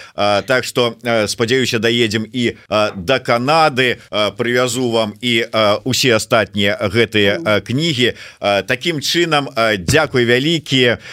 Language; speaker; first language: Belarusian; native; Belarusian